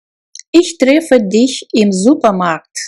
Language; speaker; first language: German; non-native, fluent; Russian